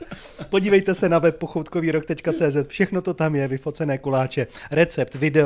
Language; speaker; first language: Czech; native; Czech